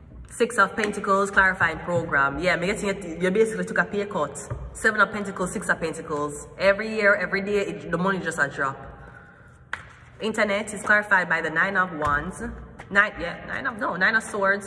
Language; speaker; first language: English; native; English